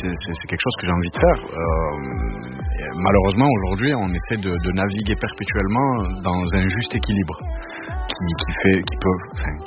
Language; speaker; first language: French; native; French